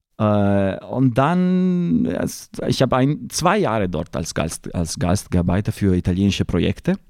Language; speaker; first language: German; non-native, fluent; Italian